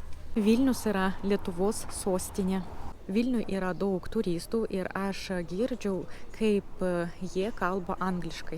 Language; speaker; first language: Lithuanian; non-native, learner; Russian